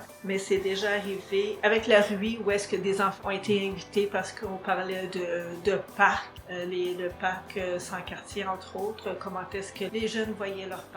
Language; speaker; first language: French; native; French